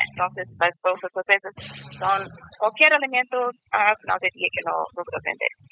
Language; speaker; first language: Spanish; non-native, learner; Portuguese